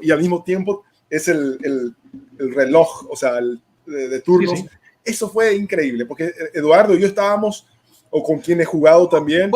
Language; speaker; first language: Spanish; non-native, fluent; Portuguese